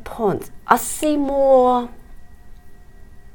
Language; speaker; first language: English; non-native, local second language; Cantonese